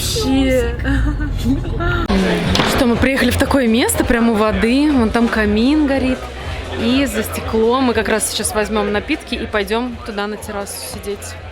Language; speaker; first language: Russian; native; Russian